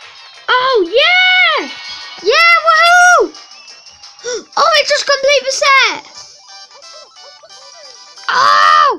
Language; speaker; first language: English; native; English